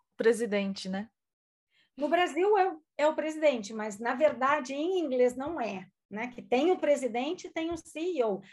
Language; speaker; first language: Portuguese; non-native, local second language; German